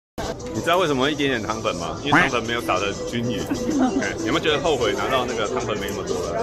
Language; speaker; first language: Chinese; native; Chinese